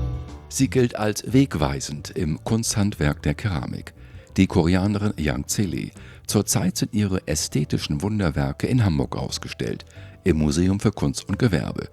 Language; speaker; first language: German; native; German